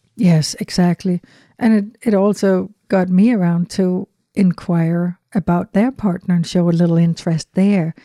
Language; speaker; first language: English; non-native, fluent; Danish